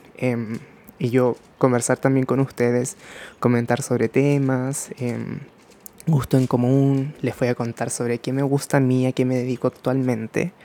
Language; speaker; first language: Spanish; early bilingual, other home language; Japanese